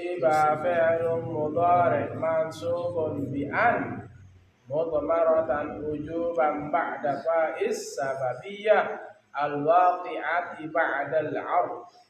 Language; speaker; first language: Arabic; non-native, fluent; Sasak